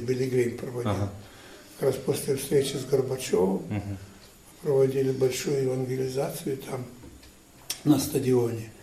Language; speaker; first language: Russian; non-native, fluent; Ukrainian